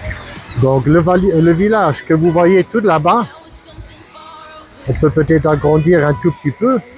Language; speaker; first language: French; non-native, fluent; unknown